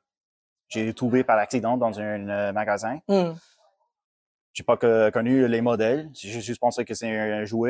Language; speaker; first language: French; non-native, local second language; English